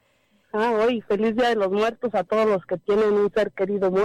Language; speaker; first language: Spanish; native; Spanish